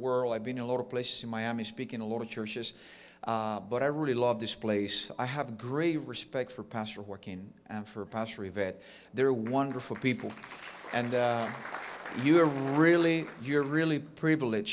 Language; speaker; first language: English; non-native, fluent; Spanish